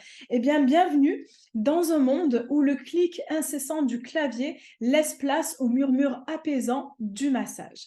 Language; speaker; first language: French; native; French